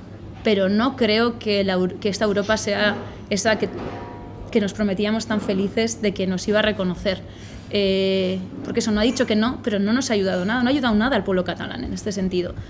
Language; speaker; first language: Spanish; native; Spanish